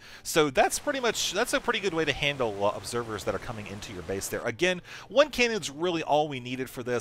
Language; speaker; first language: English; native; English